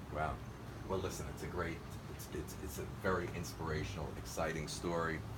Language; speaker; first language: English; native; English